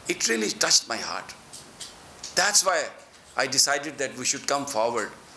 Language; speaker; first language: English; non-native, local second language; Urdu